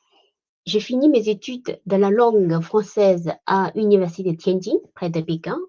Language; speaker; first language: French; non-native, fluent; Chinese